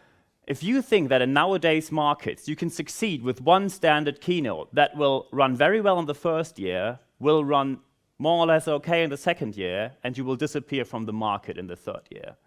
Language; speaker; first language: English; non-native, fluent; German